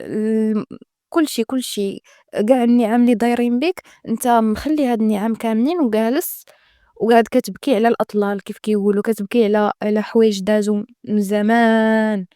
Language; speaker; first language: Arabic; native; Arabic